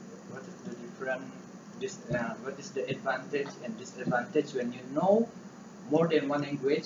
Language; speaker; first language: English; non-native, learner; Malay